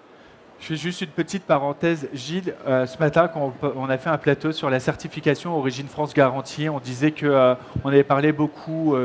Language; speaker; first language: French; native; French